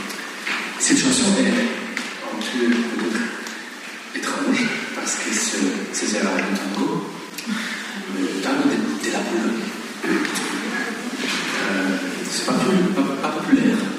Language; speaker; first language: French; non-native, learner; Polish